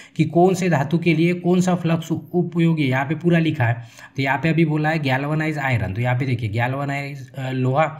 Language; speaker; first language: Hindi; non-native, local second language; Marathi